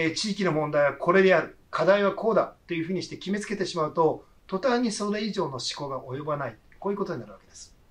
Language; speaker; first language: Japanese; native; Japanese